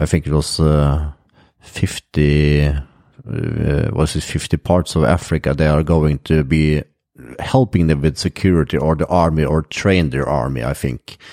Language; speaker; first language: English; non-native, fluent; Norwegian